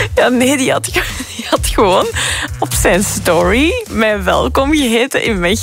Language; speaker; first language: Dutch; native; Dutch